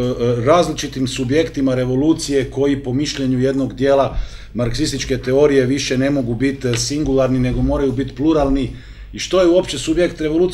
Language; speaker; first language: Croatian; native; Croatian